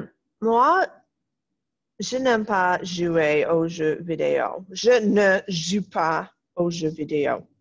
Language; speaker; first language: French; non-native, fluent; English